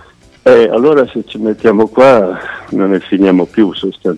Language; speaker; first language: Italian; native; Italian